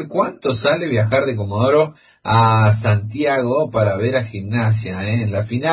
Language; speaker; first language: Spanish; native; Spanish